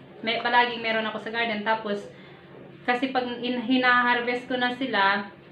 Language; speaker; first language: Filipino; non-native, local second language; Iloko